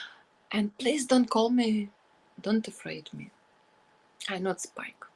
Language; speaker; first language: English; non-native, learner; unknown